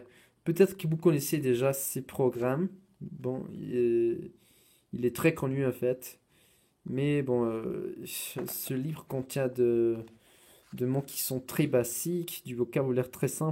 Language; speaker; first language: French; non-native, fluent; Spanish